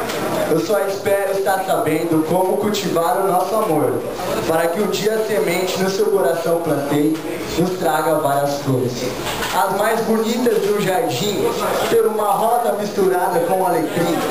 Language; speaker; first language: Portuguese; native; Portuguese